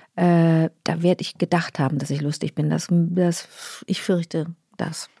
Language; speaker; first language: German; native; German